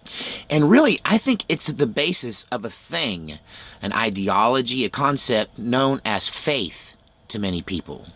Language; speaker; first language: English; native; English